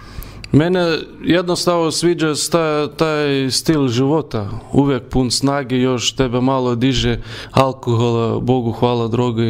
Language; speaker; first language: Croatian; non-native, learner; Lithuanian